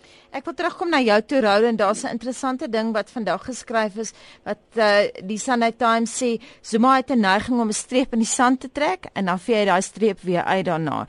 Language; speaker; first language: Afrikaans; native; Afrikaans